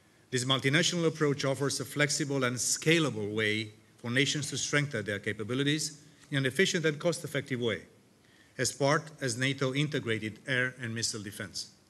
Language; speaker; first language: English; non-native, fluent; Romanian